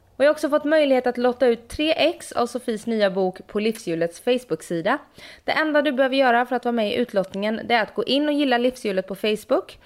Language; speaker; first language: Swedish; native; Swedish